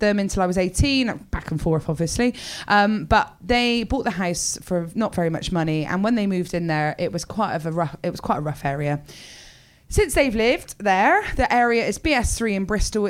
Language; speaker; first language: English; native; English